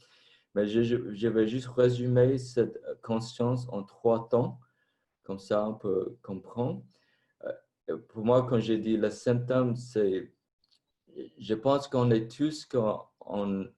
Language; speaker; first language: French; non-native, fluent; Vietnamese